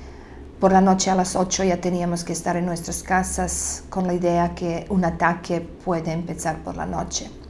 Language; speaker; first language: Spanish; non-native, fluent; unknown